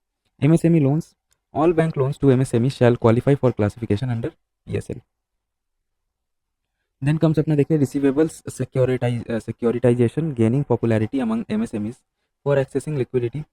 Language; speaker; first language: English; non-native, local second language; Hindi